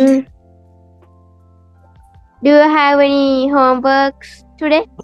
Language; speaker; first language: English; non-native, learner; Sinhala